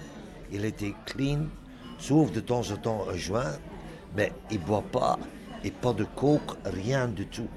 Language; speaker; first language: French; non-native, local second language; Dutch